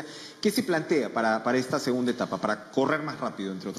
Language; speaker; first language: Spanish; native; Spanish